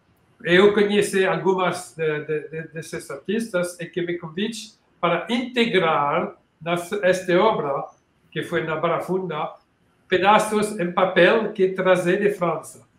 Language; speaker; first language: Portuguese; non-native, learner; French